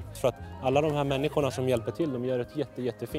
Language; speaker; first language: Swedish; native; Swedish